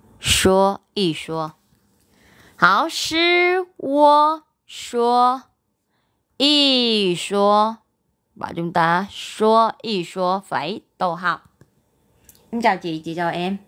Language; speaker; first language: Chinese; non-native, learner; Vietnamese